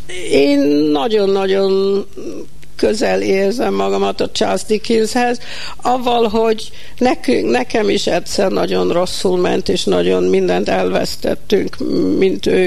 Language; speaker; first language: Hungarian; early bilingual, heritage; Hungarian